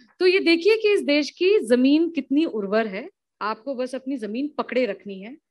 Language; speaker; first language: Hindi; native; Hindi